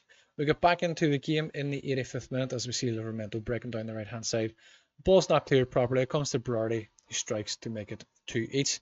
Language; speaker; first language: English; native; English